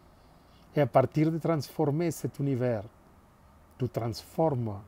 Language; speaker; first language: French; non-native, fluent; Spanish